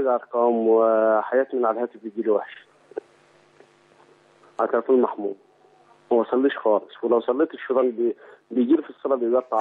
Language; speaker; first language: Arabic; native; Arabic